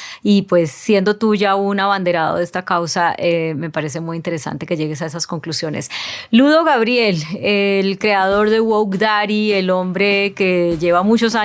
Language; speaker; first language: Spanish; native; Spanish